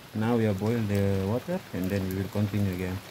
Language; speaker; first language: English; non-native, learner; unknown